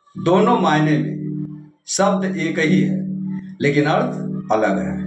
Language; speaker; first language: Hindi; native; Hindi